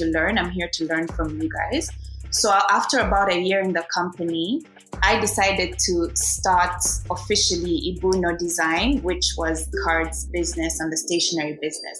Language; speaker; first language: English; non-native, local second language; Ganda